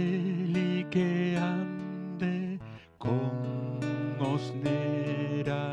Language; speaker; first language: Swedish; non-native, fluent; Spanish